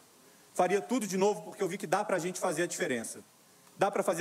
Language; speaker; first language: Portuguese; native; Portuguese